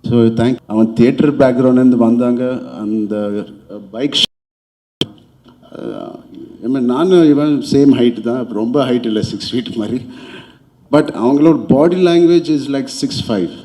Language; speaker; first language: Tamil; non-native, learner; Telugu